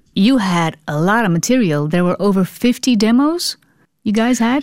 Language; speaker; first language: English; non-native, fluent; Dutch